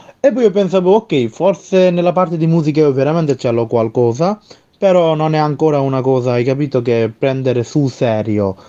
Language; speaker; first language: Italian; non-native, learner; Bangla